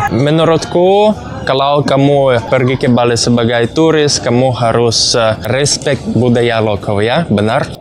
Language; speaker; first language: Indonesian; non-native, learner; Russian